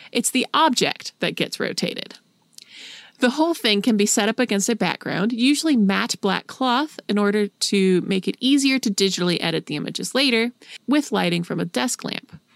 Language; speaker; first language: English; native; English